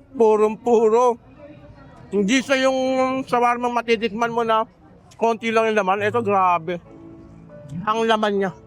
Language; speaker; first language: Filipino; native; Filipino